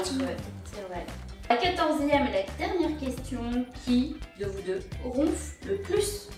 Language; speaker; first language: French; native; French